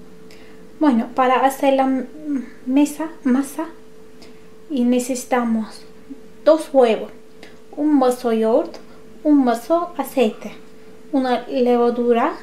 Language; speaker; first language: Spanish; non-native, learner; Turkish